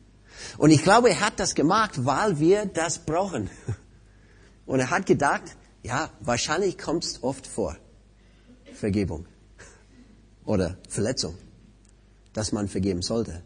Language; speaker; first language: German; non-native, fluent; English